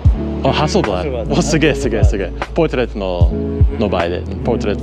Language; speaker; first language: Japanese; native; Japanese